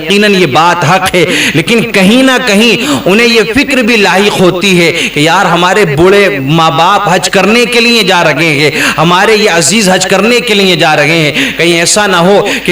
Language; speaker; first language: Urdu; native; Urdu